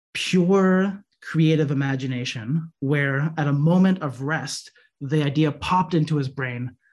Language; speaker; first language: English; native; English